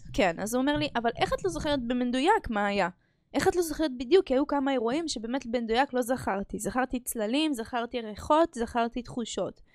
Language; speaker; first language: Hebrew; early bilingual, other home language; Russian